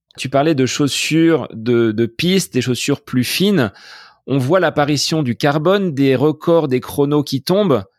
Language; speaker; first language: French; native; French